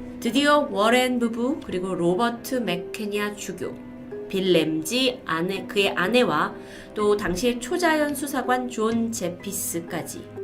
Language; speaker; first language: Korean; native; Korean